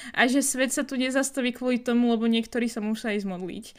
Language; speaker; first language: Slovak; non-native, fluent; Arabic